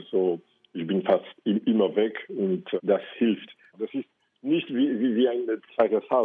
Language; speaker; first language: German; non-native, fluent; French